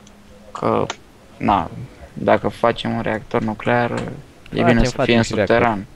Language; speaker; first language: Romanian; native; Romanian